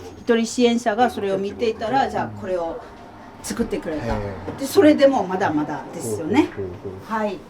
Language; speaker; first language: Japanese; non-native, fluent; Chinese